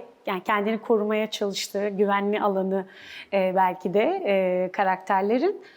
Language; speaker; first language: Turkish; native; Turkish